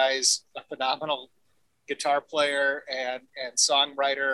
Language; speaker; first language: English; native; English